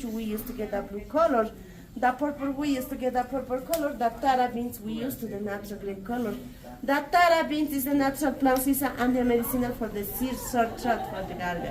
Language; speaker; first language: English; non-native, learner; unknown